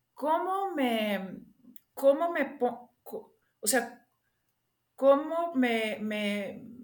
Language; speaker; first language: Spanish; non-native, local second language; English